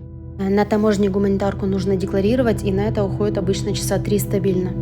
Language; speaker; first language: Russian; native; Russian